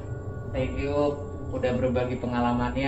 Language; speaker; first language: Indonesian; native; Indonesian